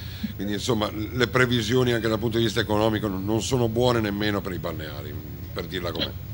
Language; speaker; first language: Italian; native; Italian